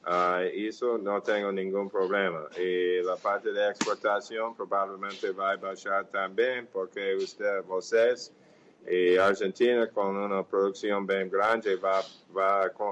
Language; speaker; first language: Portuguese; non-native, fluent; English